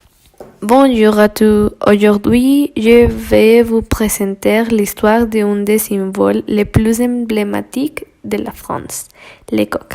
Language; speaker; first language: French; non-native, learner; Spanish